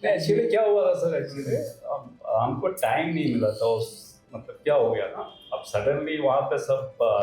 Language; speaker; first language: Hindi; non-native, local second language; Marathi